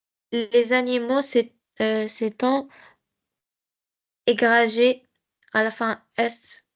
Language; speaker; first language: French; non-native, learner; Arabic